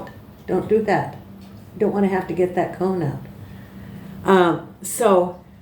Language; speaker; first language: English; native; English